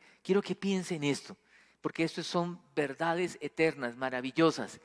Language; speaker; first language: Spanish; native; Spanish